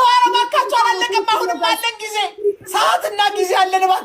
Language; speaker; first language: Amharic; native; Amharic